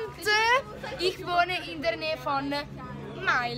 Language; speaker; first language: German; non-native, learner; Italian